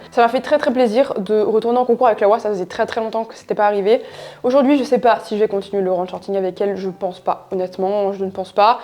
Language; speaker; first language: French; native; French